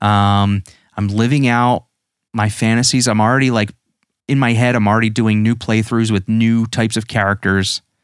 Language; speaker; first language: English; native; English